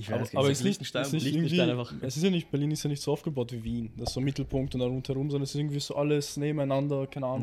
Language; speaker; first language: German; native; German